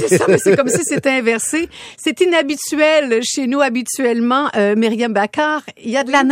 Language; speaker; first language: French; native; French